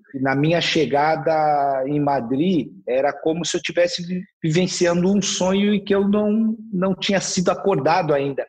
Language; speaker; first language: Portuguese; native; Portuguese